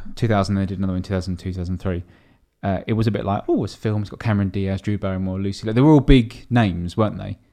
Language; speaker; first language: English; native; English